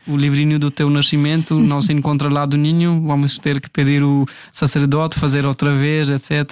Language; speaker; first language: Portuguese; non-native, fluent; Hindi